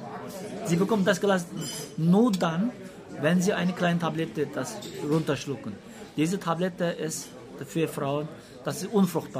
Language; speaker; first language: German; non-native, learner; Uyghur